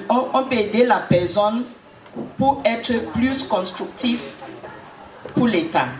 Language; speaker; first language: French; non-native, learner; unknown